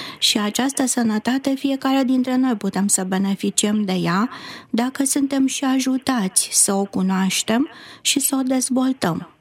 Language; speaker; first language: Romanian; native; Romanian